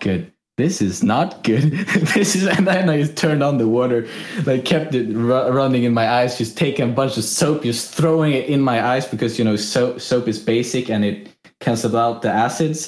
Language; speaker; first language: English; non-native, fluent; Swedish